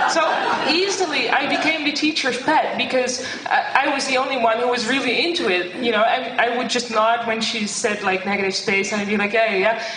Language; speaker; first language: English; non-native, fluent; Dutch